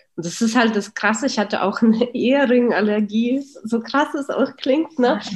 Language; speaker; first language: German; early bilingual, other home language; Russian